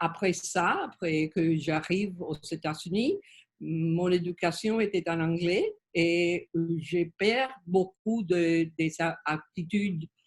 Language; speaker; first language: French; non-native, learner; Spanish